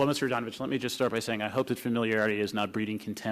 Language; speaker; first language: English; native; English